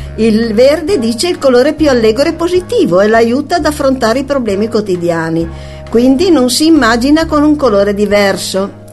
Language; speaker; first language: Italian; native; Italian